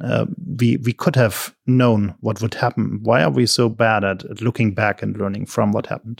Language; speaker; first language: English; non-native, fluent; German